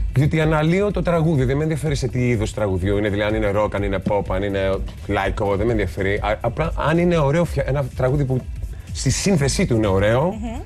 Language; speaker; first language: Greek; early bilingual, heritage; Greek